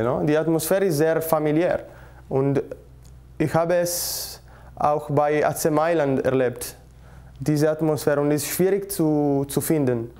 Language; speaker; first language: German; non-native, learner; Italian